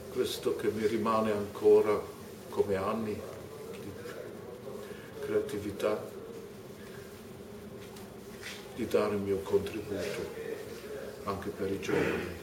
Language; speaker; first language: Italian; non-native, fluent; German